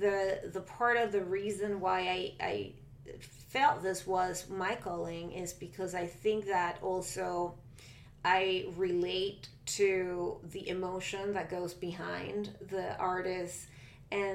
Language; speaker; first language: English; non-native, fluent; Spanish